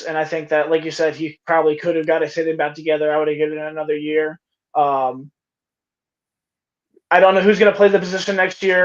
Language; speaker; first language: English; native; English